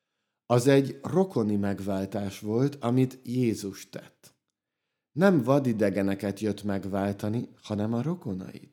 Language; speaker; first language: Hungarian; native; Hungarian